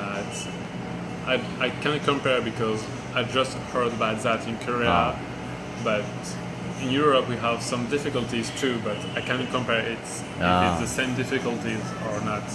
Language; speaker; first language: English; non-native, learner; French